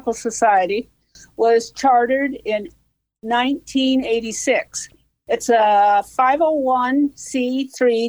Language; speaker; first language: English; native; English